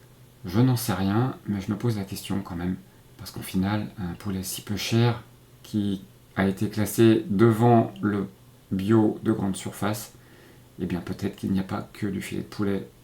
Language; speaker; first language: French; native; French